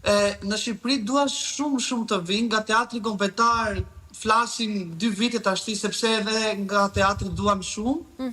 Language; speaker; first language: Albanian; early bilingual, heritage; Albanian